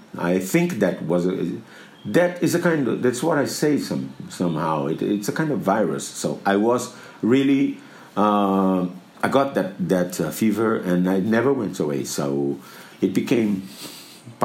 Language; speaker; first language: English; non-native, fluent; Portuguese